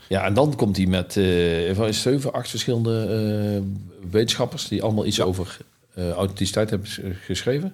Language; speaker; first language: Dutch; native; Dutch